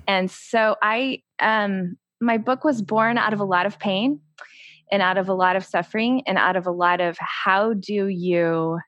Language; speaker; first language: English; native; English